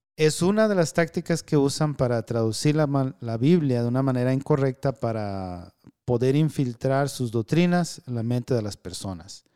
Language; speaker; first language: Spanish; early bilingual, heritage; Spanish